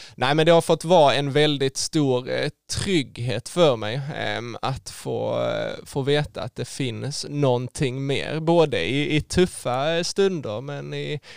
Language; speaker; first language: Swedish; native; Swedish